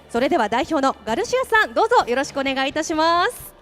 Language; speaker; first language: Japanese; native; Japanese